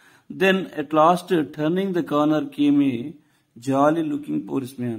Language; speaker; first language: English; non-native, local second language; Telugu